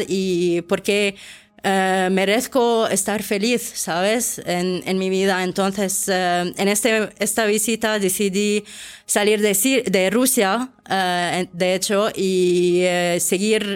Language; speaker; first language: Spanish; non-native, fluent; Arabic